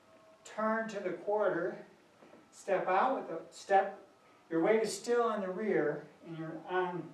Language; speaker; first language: English; native; English